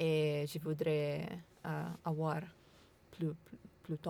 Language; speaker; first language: French; non-native, learner; Italian